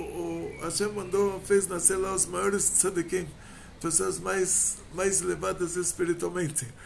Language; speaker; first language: Portuguese; native; Portuguese